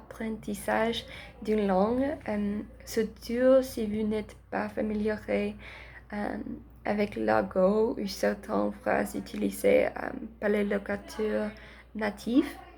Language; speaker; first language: French; non-native, learner; Spanish